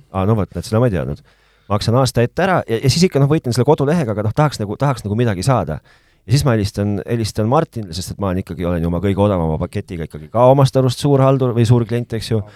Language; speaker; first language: Estonian; native; Estonian